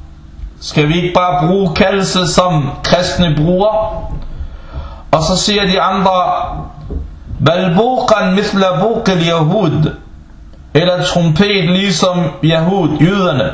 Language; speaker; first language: Danish; non-native, local second language; Arabic